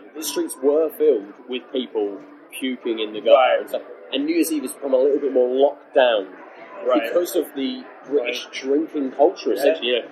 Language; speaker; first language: English; native; English